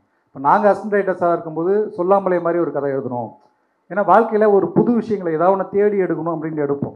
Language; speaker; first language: Tamil; native; Tamil